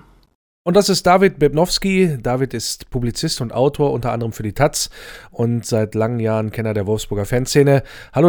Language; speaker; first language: German; native; German